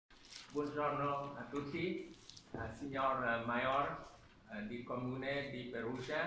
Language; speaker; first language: Italian; non-native, learner; Vietnamese